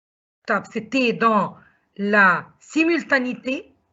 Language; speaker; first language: French; non-native, fluent; Arabic